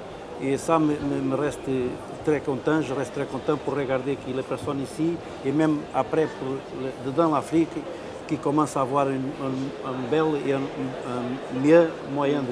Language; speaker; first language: French; non-native, fluent; Portuguese